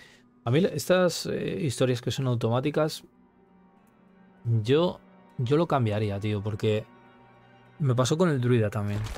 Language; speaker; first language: Spanish; native; Spanish